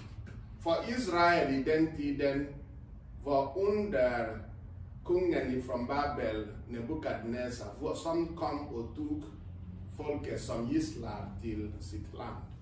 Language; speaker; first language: Swedish; non-native, fluent; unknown